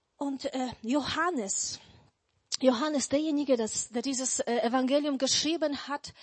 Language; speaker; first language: German; non-native, fluent; Polish